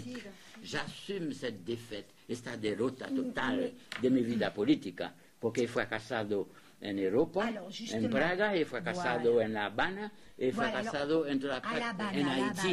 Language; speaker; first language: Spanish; non-native, fluent; French